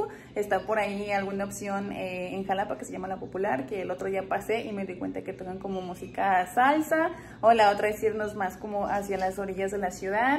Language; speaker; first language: Spanish; native; Spanish